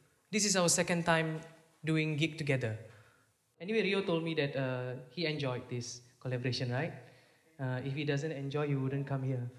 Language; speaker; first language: English; non-native, local second language; Malay